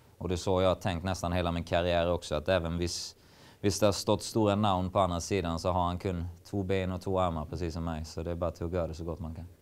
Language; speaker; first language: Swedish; native; Swedish